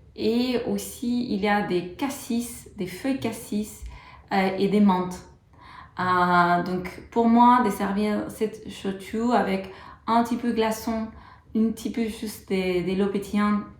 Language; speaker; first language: French; non-native, fluent; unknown